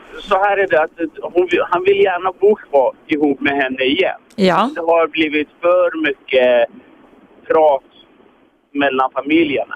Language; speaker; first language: Swedish; early bilingual, other home language; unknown